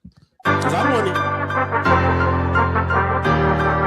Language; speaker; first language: English; native; English